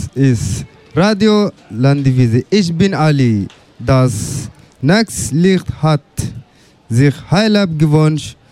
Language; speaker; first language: German; non-native, fluent; Persian